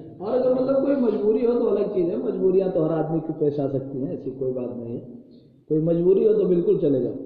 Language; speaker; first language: Urdu; native; Urdu